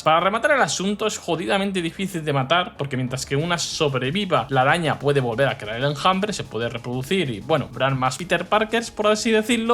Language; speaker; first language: Spanish; native; Spanish